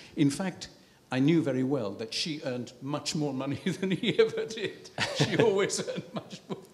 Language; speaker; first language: English; native; English